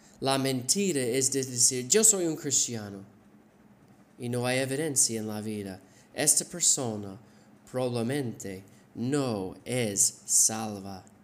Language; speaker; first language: Spanish; non-native, fluent; English